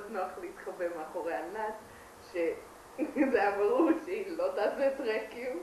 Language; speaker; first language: Hebrew; native; Hebrew